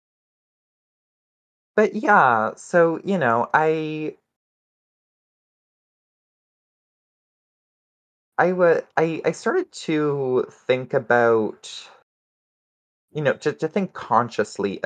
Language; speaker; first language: English; native; English